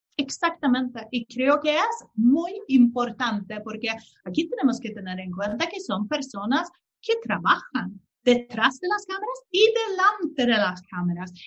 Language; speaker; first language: Spanish; non-native, fluent; Swedish